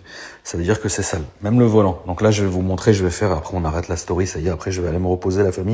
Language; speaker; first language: French; native; French